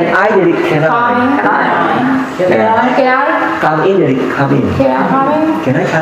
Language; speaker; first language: English; non-native, fluent; Indonesian